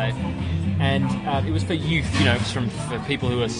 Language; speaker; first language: English; native; English